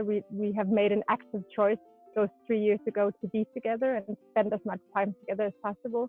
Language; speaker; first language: English; non-native, fluent; Danish